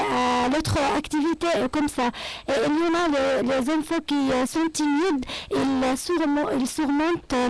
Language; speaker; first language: French; non-native, fluent; Arabic